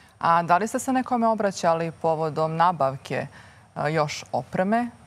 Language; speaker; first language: Croatian; native; Croatian